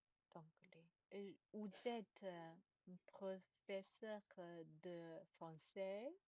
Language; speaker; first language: French; non-native, learner; Chinese